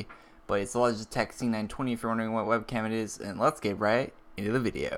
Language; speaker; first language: English; native; English